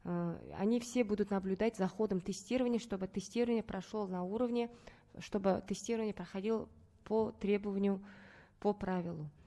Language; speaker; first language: Russian; non-native, local second language; Kazakh